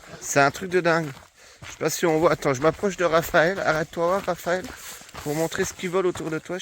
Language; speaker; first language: French; native; French